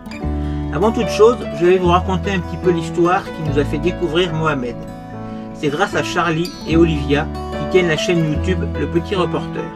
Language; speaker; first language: French; native; French